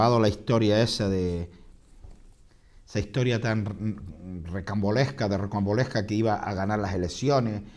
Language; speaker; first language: Spanish; native; Spanish